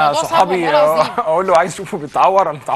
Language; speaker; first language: Arabic; native; Arabic